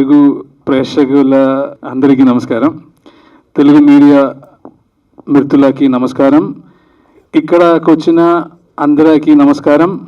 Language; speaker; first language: Telugu; non-native, learner; Malayalam